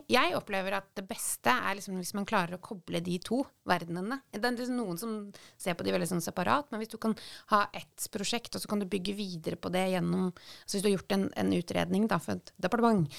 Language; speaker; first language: Norwegian; native; Norwegian